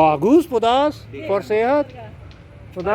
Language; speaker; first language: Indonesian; non-native, learner; Urdu